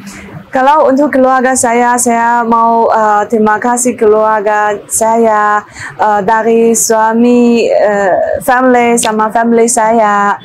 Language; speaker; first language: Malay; non-native, learner; Chinese